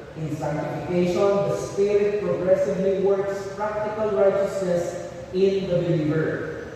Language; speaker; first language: English; non-native, local second language; Filipino